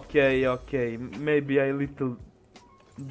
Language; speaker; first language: English; non-native, learner; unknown